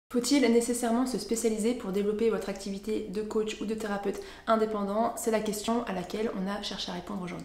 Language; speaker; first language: French; native; French